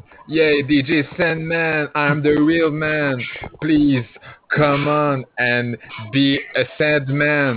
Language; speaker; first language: English; non-native, fluent; French